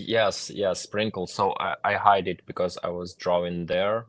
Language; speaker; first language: English; non-native, fluent; Ukrainian